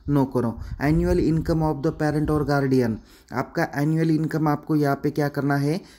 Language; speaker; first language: Hindi; non-native, local second language; Marathi